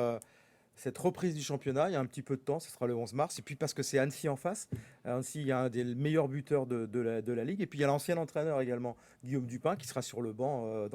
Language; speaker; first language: French; native; French